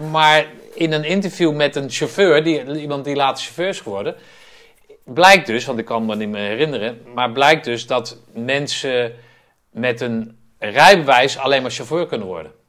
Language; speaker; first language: Dutch; native; Dutch